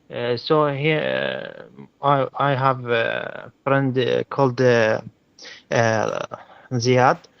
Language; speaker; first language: English; non-native, learner; Arabic